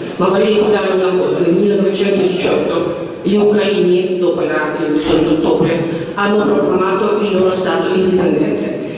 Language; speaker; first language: Italian; non-native, fluent; Ukrainian